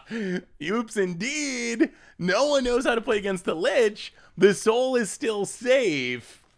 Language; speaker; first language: English; native; English